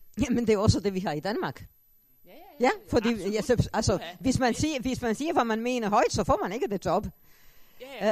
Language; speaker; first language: Danish; non-native, fluent; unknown